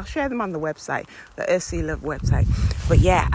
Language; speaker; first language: English; native; English